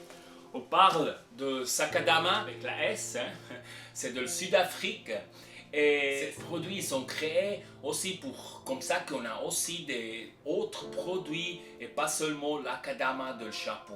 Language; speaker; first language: French; non-native, local second language; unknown